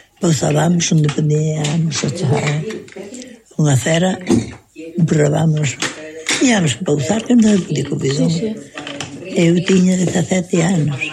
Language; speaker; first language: Galician; native; Galician